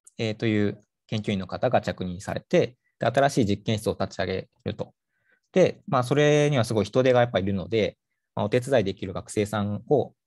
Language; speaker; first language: Japanese; native; Japanese